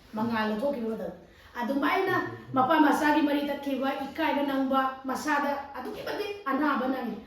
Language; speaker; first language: Manipuri; native; Manipuri